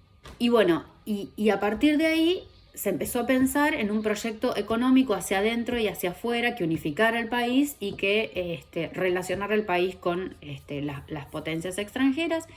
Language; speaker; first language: Spanish; native; Spanish